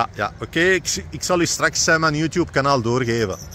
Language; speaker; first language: Dutch; non-native, fluent; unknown